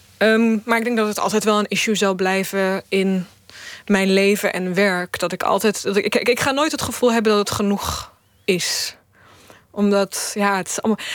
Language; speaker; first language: Dutch; early bilingual, other home language; Bosnian